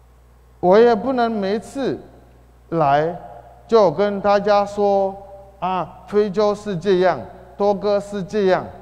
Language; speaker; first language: Chinese; non-native, fluent; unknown